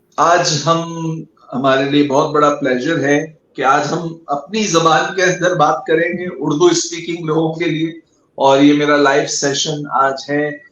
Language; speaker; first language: Urdu; native; Urdu